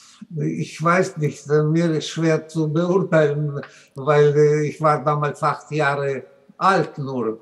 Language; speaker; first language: German; non-native, learner; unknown